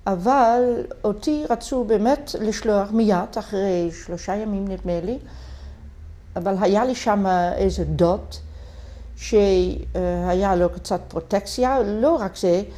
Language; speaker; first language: Hebrew; non-native, fluent; Dutch